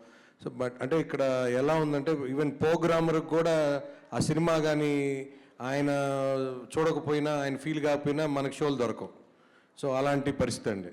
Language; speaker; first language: Telugu; native; Telugu